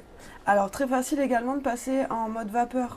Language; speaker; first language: French; native; French